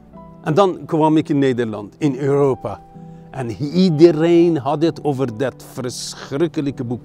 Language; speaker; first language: Dutch; non-native, fluent; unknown